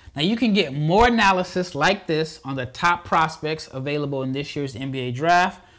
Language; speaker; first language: English; native; English